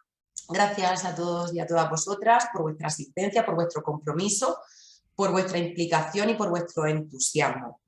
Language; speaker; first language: Spanish; native; Spanish